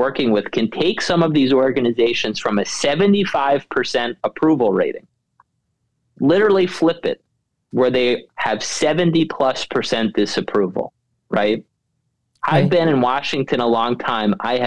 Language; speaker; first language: English; native; English